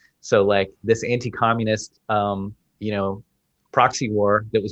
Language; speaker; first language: English; early bilingual, other home language; Spanish